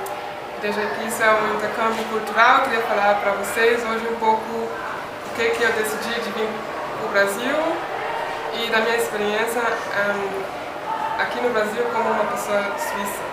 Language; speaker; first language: Portuguese; non-native, fluent; Swiss German